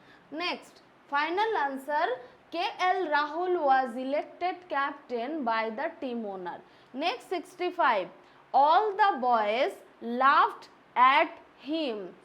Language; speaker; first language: English; non-native, local second language; Bangla